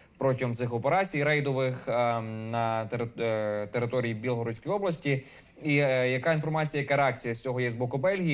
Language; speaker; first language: Ukrainian; native; Ukrainian